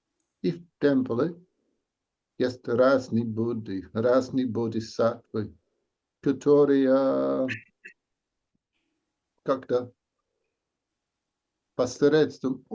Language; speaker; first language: Russian; non-native, learner; English